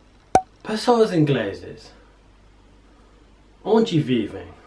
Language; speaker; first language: Portuguese; non-native, learner; English